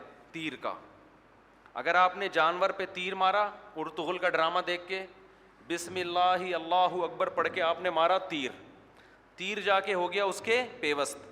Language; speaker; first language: Urdu; native; Urdu